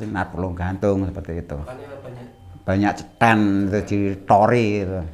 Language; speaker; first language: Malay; non-native, local second language; Javanese